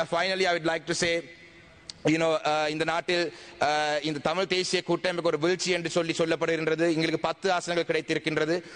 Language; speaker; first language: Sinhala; non-native, local second language; Tamil